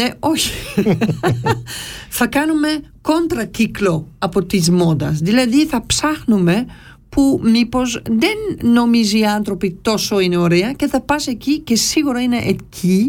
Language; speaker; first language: Greek; non-native, learner; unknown